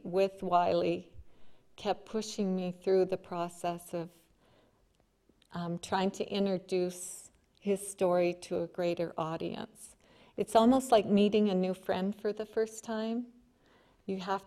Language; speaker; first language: English; native; English